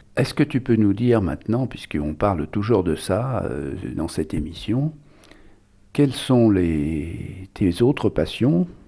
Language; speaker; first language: French; native; French